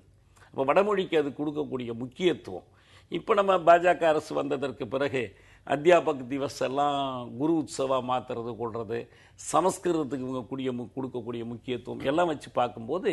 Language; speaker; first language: Tamil; native; Tamil